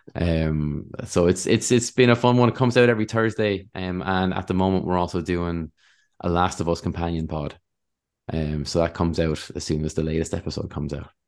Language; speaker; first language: English; native; English